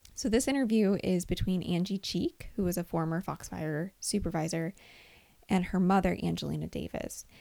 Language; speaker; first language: English; native; English